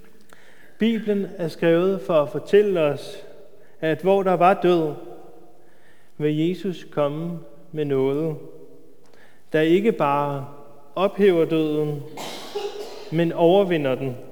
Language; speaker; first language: Danish; native; Danish